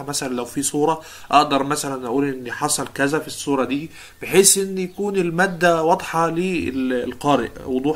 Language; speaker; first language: Arabic; native; Arabic